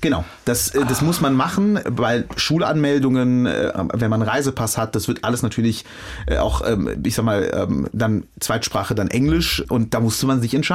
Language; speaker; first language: German; early bilingual, other home language; Arabic